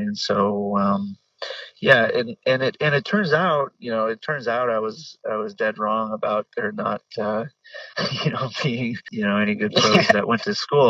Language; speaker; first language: English; native; English